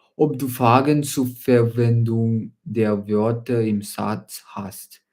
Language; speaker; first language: German; non-native, learner; Malayalam